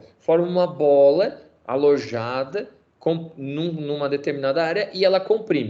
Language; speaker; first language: Portuguese; native; Portuguese